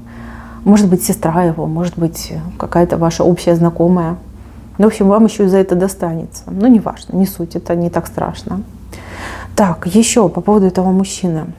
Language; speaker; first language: Russian; native; Russian